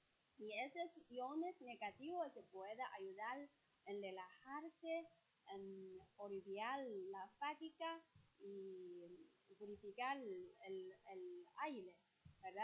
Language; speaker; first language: Spanish; non-native, fluent; Chinese